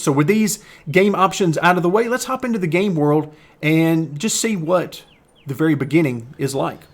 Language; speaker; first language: English; native; English